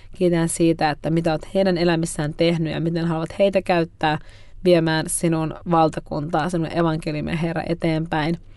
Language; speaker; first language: Finnish; native; Finnish